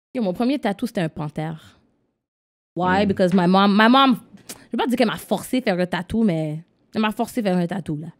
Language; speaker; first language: French; non-native, local second language; English